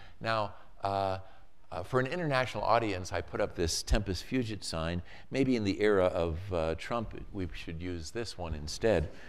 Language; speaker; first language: English; native; English